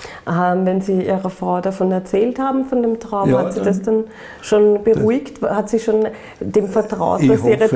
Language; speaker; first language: German; native; German